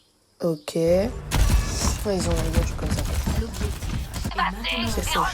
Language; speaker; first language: French; native; French